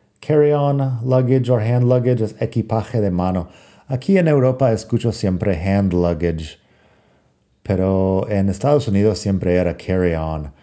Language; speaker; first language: Spanish; non-native, fluent; English